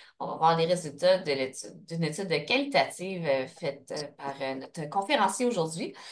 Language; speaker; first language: French; native; French